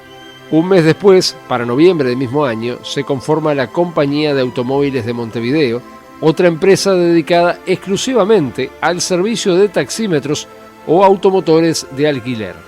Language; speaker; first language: Spanish; native; Spanish